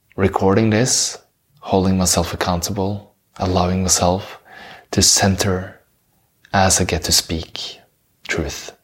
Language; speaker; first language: English; non-native, fluent; Norwegian